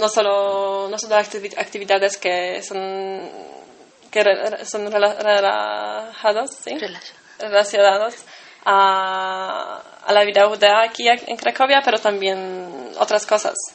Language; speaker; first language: Spanish; non-native, fluent; Polish